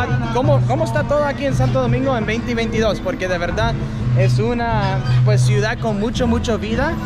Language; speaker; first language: Spanish; non-native, fluent; English